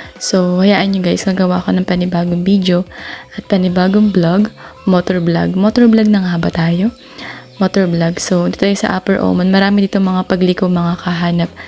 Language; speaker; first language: Filipino; non-native, local second language; Bikol